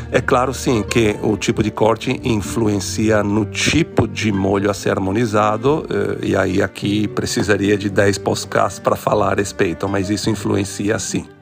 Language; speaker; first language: Portuguese; non-native, fluent; Italian